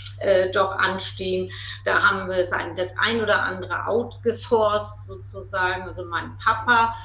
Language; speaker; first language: German; native; German